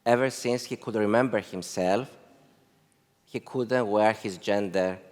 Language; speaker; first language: English; non-native, fluent; Greek